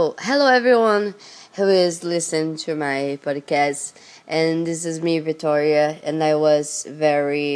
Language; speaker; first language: English; non-native, learner; Portuguese